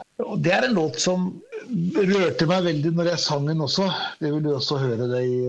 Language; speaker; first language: Norwegian; early bilingual, other home language; Persian